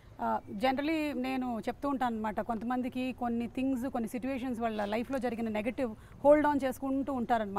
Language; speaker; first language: Telugu; native; Telugu